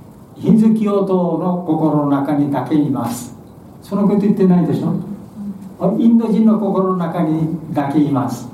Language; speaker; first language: Japanese; non-native, learner; Bangla